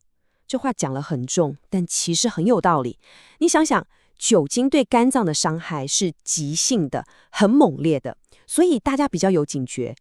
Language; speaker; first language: Chinese; native; Chinese